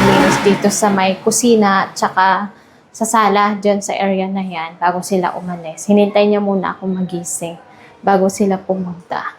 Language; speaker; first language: Filipino; non-native, local second language; Iloko